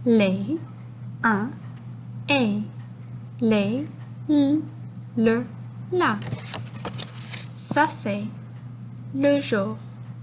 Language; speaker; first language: French; non-native, local second language; English